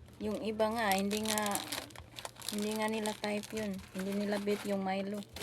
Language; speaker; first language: Filipino; non-native, local second language; Cebuano